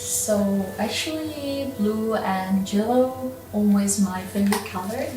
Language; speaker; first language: English; non-native, local second language; Vietnamese